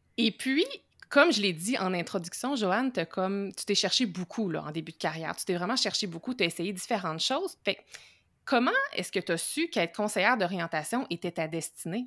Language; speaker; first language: French; native; French